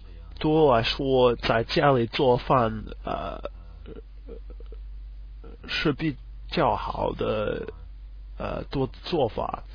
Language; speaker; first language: Chinese; non-native, learner; English